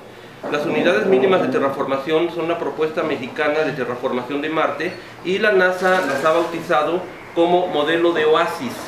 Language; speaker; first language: Spanish; native; Spanish